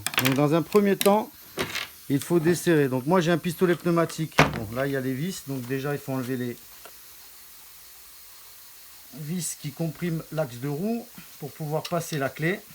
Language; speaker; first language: French; native; French